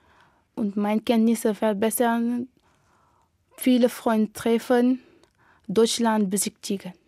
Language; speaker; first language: German; non-native, learner; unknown